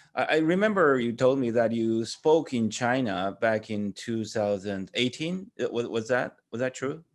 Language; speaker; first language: English; non-native, fluent; Chinese